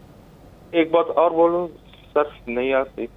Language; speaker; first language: Hindi; non-native, learner; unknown